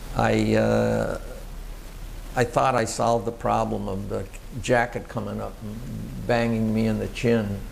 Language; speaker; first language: English; native; English